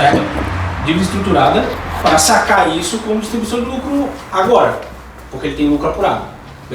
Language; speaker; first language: Portuguese; native; Portuguese